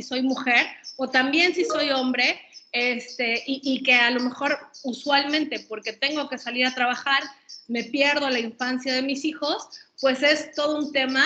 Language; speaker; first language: Spanish; native; Spanish